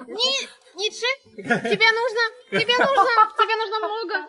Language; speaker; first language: Russian; native; Russian